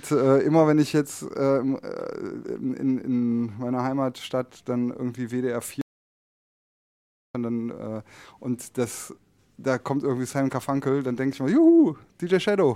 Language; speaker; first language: German; native; German